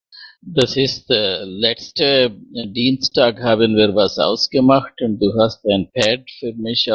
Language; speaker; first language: German; non-native, learner; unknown